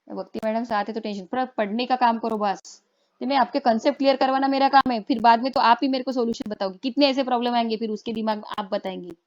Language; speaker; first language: Hindi; non-native, local second language; Marathi